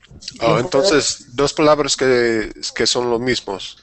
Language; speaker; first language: Spanish; non-native, learner; English